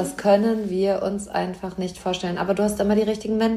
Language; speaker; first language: German; native; German